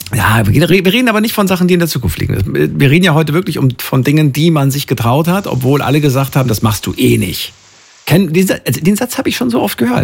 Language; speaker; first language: German; native; German